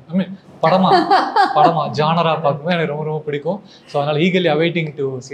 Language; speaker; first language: Tamil; native; Tamil